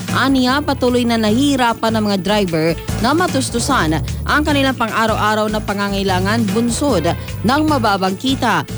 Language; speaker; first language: Filipino; non-native, local second language; Cebuano